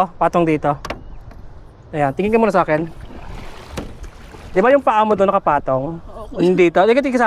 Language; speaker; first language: Filipino; non-native, local second language; Aklanon